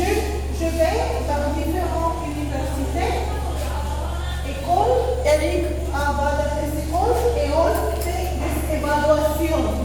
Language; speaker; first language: French; non-native, fluent; Spanish